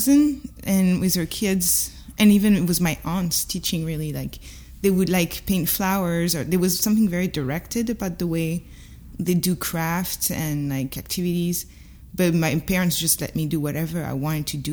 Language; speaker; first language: English; non-native, fluent; French